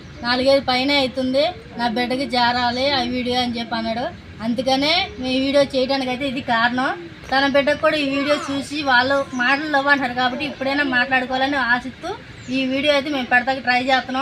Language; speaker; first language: Telugu; native; Telugu